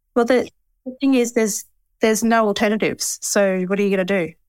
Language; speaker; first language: English; native; English